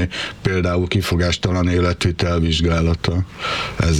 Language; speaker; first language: Hungarian; native; Hungarian